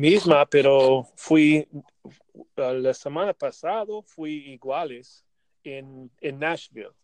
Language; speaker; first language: Spanish; non-native, learner; English